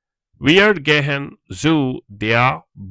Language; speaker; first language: German; non-native, fluent; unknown